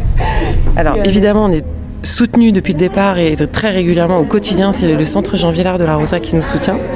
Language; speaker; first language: French; native; French